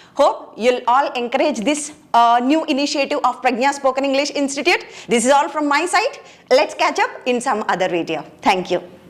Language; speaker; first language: English; non-native, local second language; Telugu